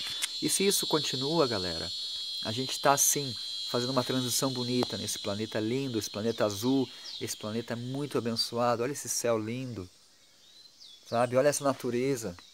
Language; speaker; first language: Portuguese; native; Portuguese